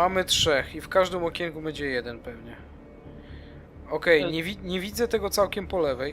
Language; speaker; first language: Polish; native; Polish